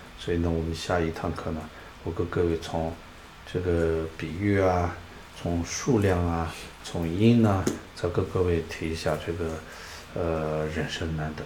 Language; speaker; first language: Chinese; non-native, local second language; Tibetan